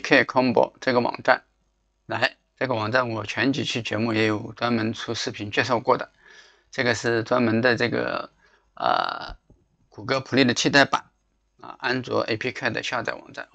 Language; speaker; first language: Chinese; native; Chinese